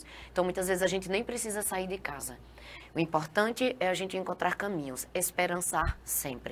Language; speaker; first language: Portuguese; native; Portuguese